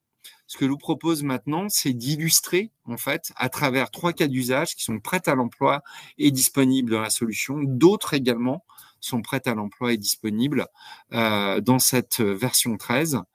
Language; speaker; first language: French; native; French